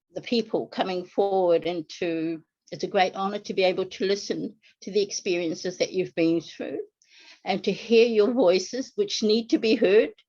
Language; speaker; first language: English; non-native, local second language; Māori